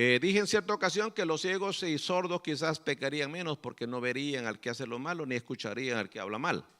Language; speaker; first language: Spanish; native; Spanish